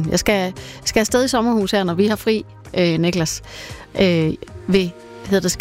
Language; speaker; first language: Danish; native; Danish